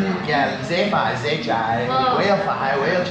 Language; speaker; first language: Vietnamese; non-native, learner; English